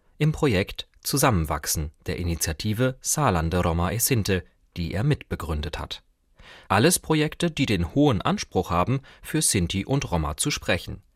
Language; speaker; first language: German; native; German